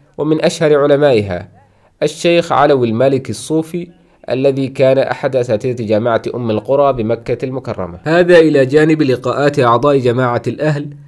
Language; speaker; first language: Arabic; non-native, local second language; Somali